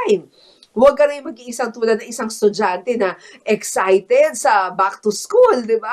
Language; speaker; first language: Filipino; native; Filipino